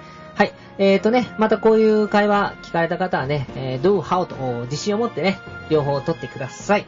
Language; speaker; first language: Japanese; native; Japanese